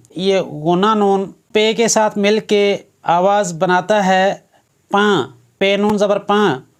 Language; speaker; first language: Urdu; non-native, local second language; Sindhi